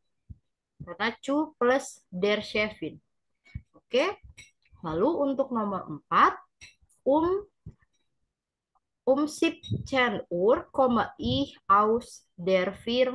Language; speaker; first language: German; non-native, learner; Indonesian